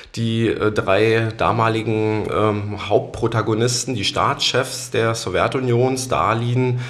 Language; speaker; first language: German; native; German